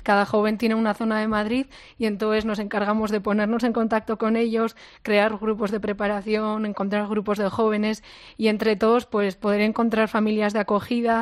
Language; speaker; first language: Spanish; native; Spanish